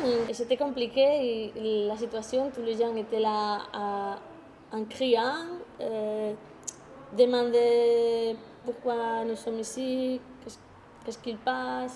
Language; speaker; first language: French; non-native, fluent; Spanish